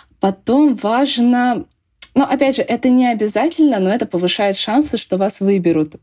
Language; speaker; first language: Russian; native; Russian